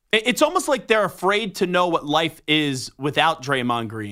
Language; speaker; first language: English; native; English